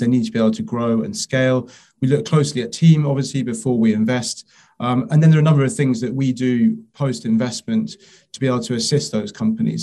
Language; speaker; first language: English; native; English